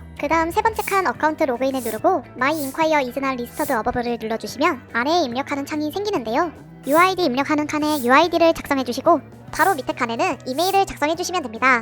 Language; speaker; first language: Korean; native; Korean